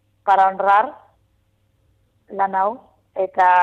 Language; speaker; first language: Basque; non-native, fluent; Spanish